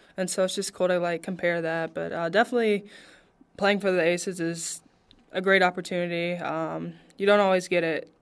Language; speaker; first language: English; native; English